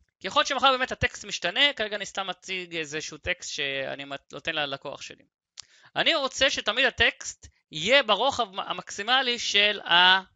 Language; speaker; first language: Hebrew; native; Hebrew